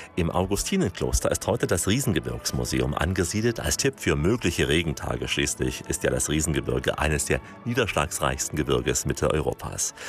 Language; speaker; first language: German; native; German